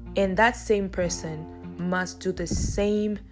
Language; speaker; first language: English; early bilingual, other home language; Lingala